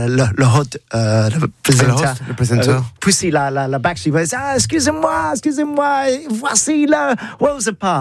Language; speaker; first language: French; non-native, learner; English